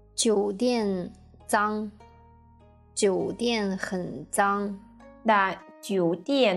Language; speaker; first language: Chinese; non-native, learner; Russian